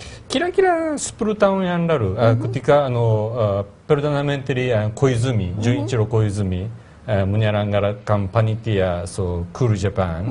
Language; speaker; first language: Indonesian; non-native, learner; Japanese